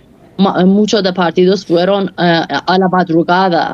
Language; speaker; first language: Spanish; non-native, fluent; Persian